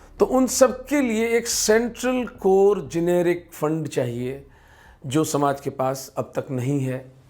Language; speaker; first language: Hindi; native; Hindi